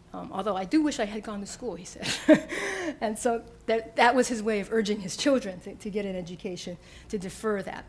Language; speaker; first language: English; native; English